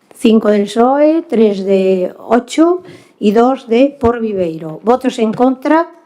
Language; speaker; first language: Spanish; non-native, local second language; Galician